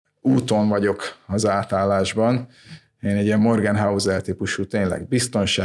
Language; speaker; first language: Hungarian; native; Hungarian